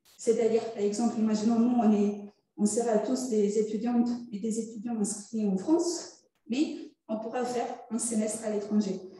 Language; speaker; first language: French; non-native, fluent; Italian